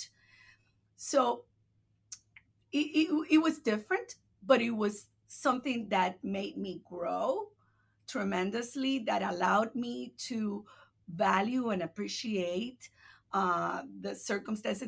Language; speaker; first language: English; non-native, fluent; Spanish